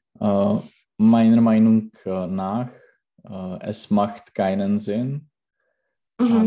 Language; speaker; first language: German; non-native, learner; Czech